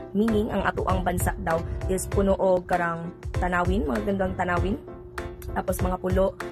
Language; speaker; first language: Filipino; non-native, local second language; Cebuano